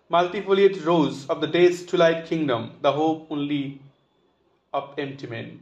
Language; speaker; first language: English; non-native, local second language; Bangla